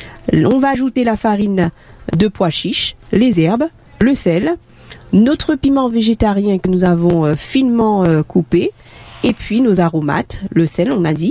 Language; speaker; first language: French; native; French